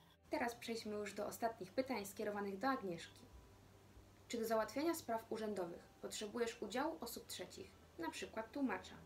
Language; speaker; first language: Polish; native; Polish